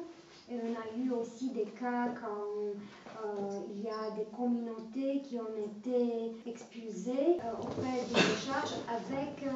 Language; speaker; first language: French; non-native, fluent; Romanian